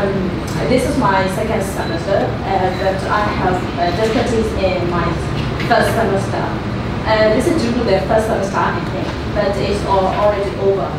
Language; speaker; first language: English; non-native, learner; Burmese